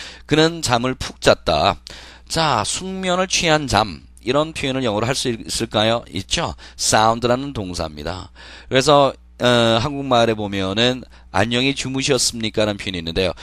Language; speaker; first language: Korean; native; Korean